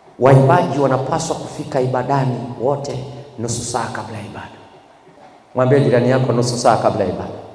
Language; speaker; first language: Swahili; native; Swahili